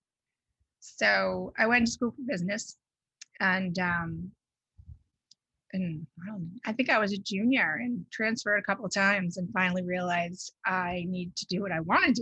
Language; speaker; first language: English; native; English